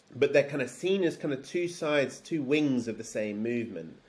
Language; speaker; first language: English; native; English